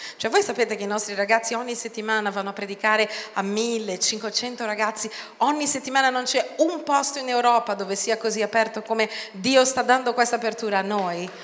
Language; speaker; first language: Italian; non-native, fluent; Portuguese